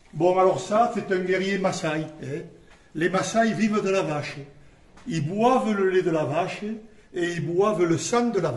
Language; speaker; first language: French; native; French